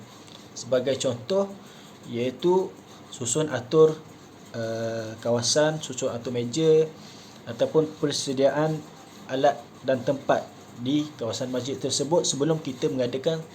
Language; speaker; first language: Malay; native; Malay